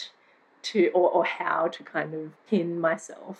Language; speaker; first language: English; native; English